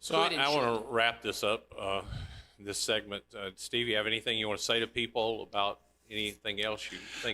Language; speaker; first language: English; native; English